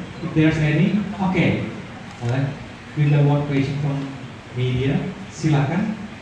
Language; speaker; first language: English; non-native, fluent; Indonesian